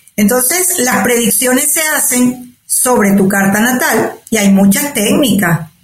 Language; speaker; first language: Spanish; native; Spanish